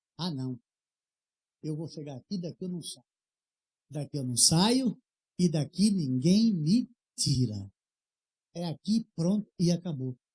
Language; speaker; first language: Portuguese; native; Portuguese